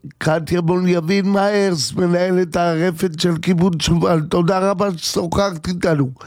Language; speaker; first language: Hebrew; native; Hebrew